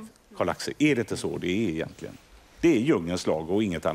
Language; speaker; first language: Swedish; native; Swedish